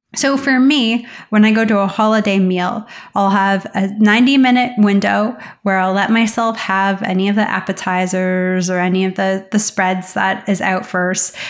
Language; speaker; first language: English; native; English